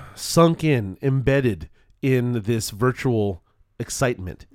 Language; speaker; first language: English; native; English